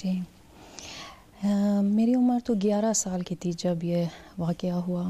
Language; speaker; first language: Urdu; non-native, fluent; Persian